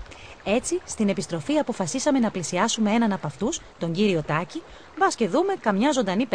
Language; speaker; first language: Greek; native; Greek